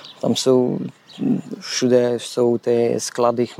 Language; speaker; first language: Czech; non-native, learner; Polish